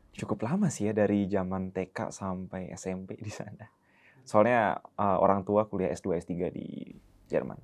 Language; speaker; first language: Indonesian; early bilingual, heritage; Indonesian